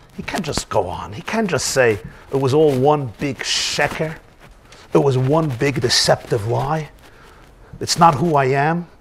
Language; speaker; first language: English; native; English